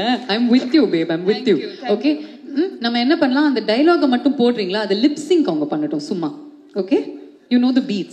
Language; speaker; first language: Tamil; native; Tamil